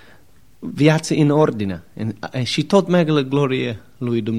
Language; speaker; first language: Romanian; non-native, learner; English